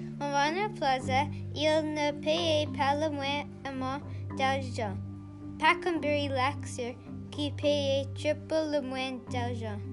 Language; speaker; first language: French; non-native, learner; English